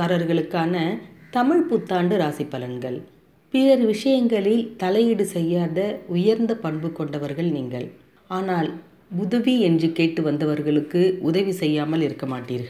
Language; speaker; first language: Tamil; native; Tamil